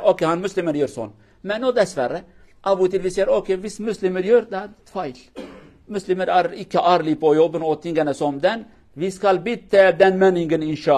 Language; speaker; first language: Norwegian; non-native, learner; Kurdish